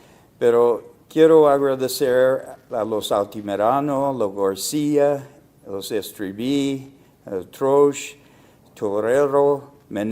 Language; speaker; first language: Spanish; non-native, fluent; English